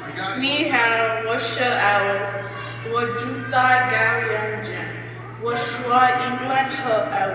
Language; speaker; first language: Chinese; non-native, learner; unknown